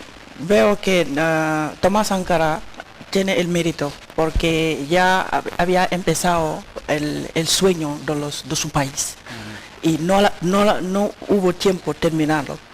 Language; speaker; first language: Spanish; non-native, learner; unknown